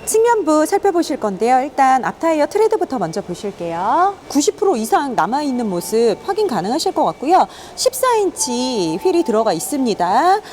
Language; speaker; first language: Korean; native; Korean